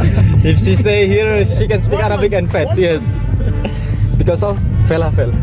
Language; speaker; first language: English; non-native, learner; Indonesian